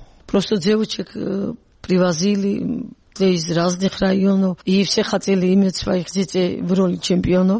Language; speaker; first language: Russian; non-native, local second language; Georgian